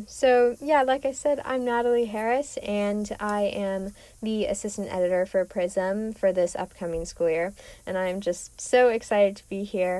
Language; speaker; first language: English; native; English